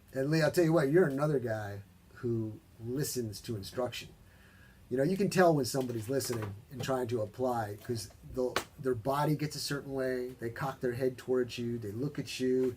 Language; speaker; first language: English; native; English